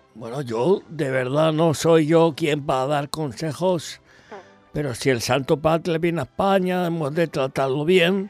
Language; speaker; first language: Spanish; native; Spanish